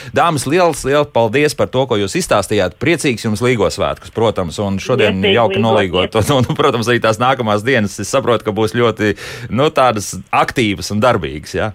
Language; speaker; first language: Latvian; native; Latvian